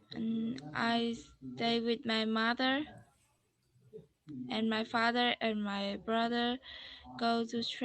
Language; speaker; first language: English; non-native, learner; Vietnamese